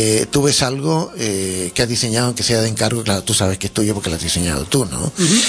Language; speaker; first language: Spanish; native; Spanish